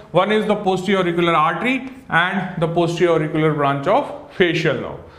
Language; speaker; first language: English; non-native, local second language; Hindi